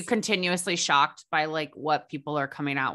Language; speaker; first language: English; native; English